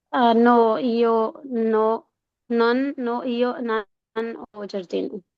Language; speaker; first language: Italian; non-native, learner; Urdu